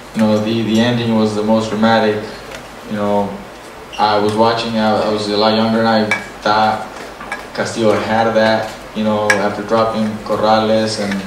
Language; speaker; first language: English; early bilingual, other home language; Spanish